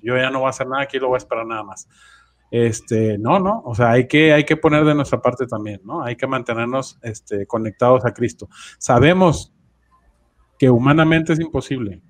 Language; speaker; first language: Spanish; native; Spanish